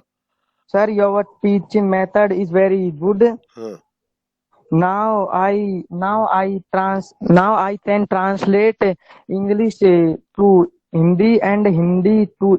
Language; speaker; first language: English; non-native, learner; Hindi